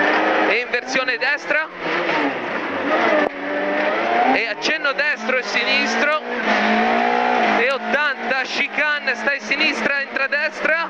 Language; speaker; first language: Italian; native; Italian